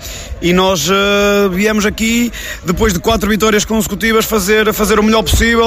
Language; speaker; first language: Portuguese; native; Portuguese